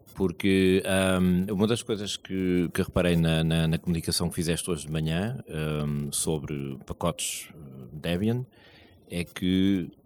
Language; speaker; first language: Portuguese; native; Portuguese